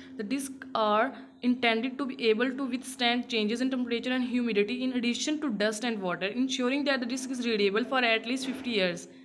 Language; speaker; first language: English; non-native, local second language; Urdu